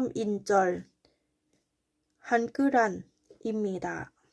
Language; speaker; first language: Korean; non-native, learner; Thai